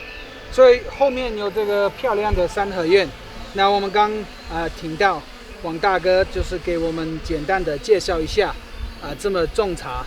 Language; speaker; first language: Chinese; non-native, fluent; English